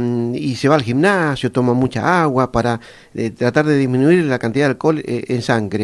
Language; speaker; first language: Spanish; native; Spanish